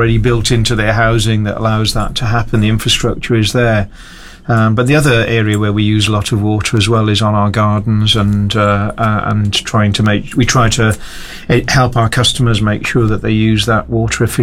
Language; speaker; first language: English; native; English